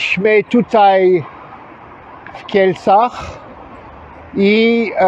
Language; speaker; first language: Polish; non-native, learner; French